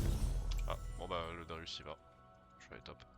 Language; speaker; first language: French; native; French